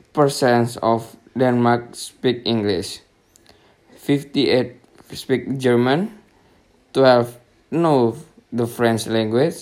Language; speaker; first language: English; non-native, learner; Indonesian